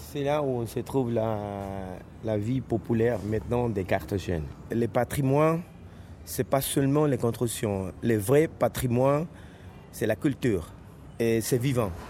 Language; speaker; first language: French; non-native, fluent; Spanish